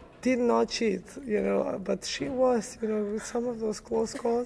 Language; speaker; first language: English; early bilingual, other home language; Serbian